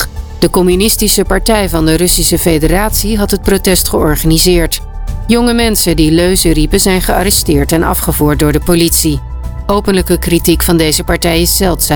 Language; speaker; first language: Dutch; native; Dutch